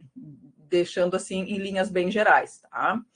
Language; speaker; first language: Portuguese; native; Portuguese